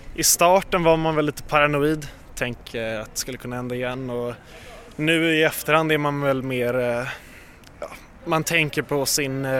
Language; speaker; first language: Swedish; native; Swedish